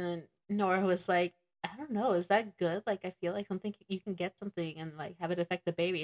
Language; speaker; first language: English; native; English